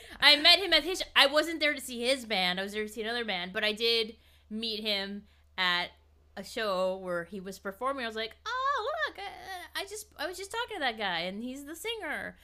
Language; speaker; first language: English; native; English